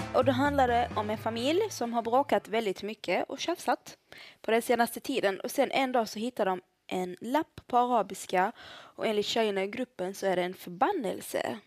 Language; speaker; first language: Swedish; early bilingual, other home language; Arabic